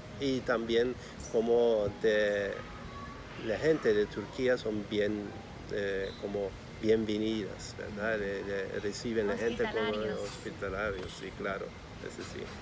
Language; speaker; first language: Spanish; non-native, fluent; Turkish